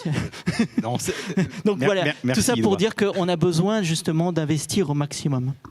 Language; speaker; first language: French; native; French